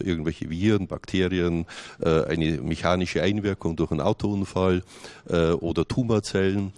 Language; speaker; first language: German; native; German